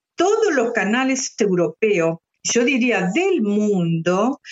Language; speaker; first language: Spanish; native; Spanish